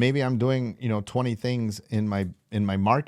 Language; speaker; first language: English; native; English